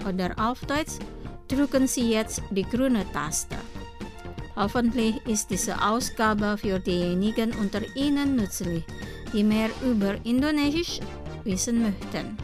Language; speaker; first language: German; non-native, fluent; Indonesian